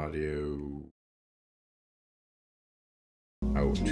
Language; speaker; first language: English; native; English